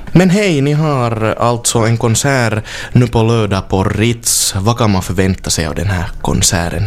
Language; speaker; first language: Swedish; native; Swedish